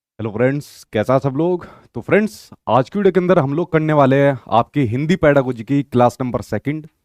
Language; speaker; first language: Hindi; native; Hindi